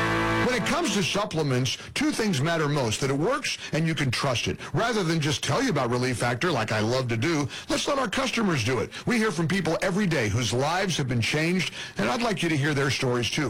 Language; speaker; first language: English; native; English